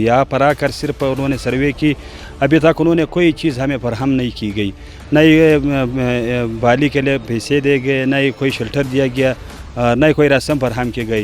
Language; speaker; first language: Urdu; non-native, local second language; Pashto